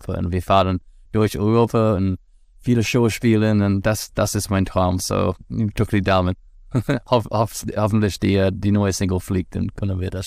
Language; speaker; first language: German; non-native, learner; English